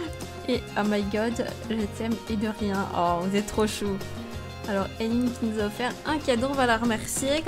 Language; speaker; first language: French; native; French